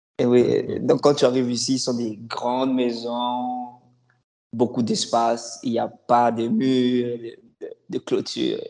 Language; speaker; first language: French; non-native, local second language; Lingala